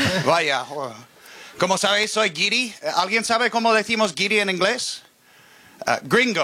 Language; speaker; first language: Spanish; non-native, fluent; English